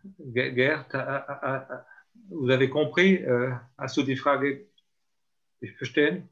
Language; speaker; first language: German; non-native, learner; French